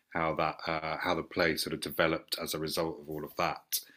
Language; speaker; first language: English; native; English